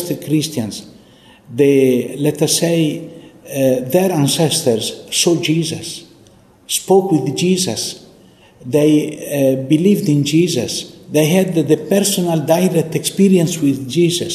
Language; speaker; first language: English; non-native, fluent; Italian